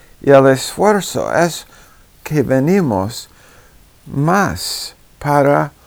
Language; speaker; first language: Spanish; non-native, fluent; English